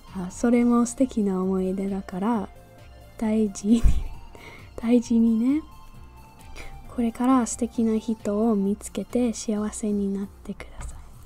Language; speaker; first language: Japanese; non-native, fluent; English